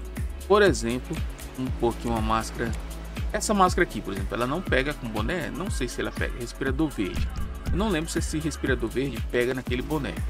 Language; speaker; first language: Portuguese; native; Portuguese